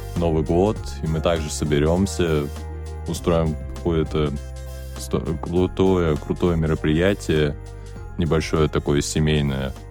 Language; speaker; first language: Russian; native; Russian